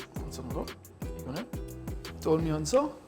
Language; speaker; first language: Korean; non-native, learner; English